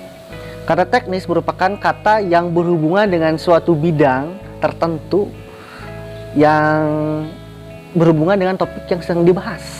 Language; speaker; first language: Indonesian; native; Indonesian